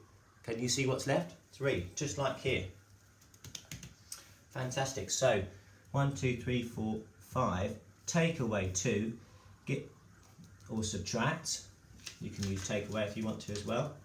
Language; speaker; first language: English; native; English